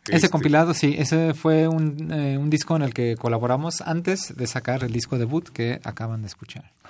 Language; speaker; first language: Spanish; early bilingual, heritage; Spanish